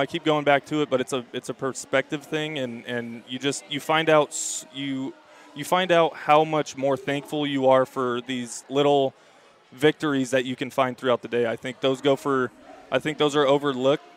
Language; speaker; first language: English; native; English